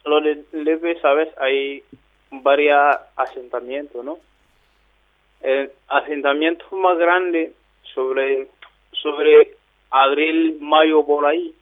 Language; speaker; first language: Spanish; non-native, learner; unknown